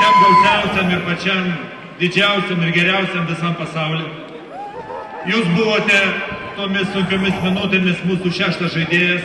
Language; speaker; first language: Lithuanian; native; Lithuanian